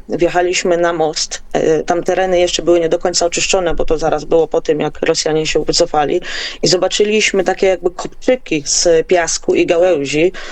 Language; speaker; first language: Polish; native; Polish